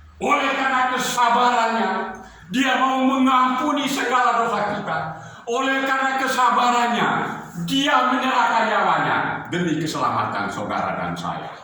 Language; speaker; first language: Indonesian; native; Indonesian